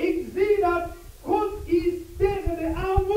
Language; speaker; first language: Dutch; non-native, fluent; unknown